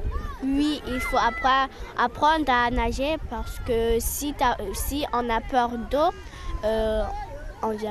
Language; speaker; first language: French; non-native, local second language; Comorian